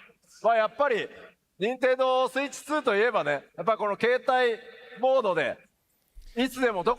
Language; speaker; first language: Japanese; native; Japanese